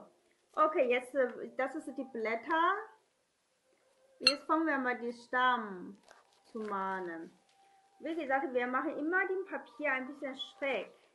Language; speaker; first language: German; non-native, learner; Chinese